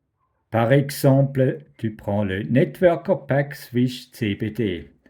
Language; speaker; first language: French; non-native, fluent; German